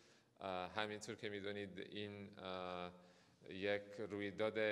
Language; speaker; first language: Persian; non-native, fluent; Italian